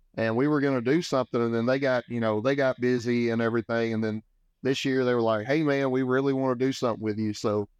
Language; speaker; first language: English; native; English